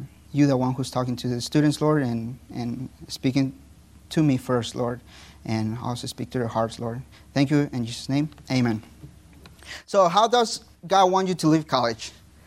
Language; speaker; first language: English; non-native, fluent; Spanish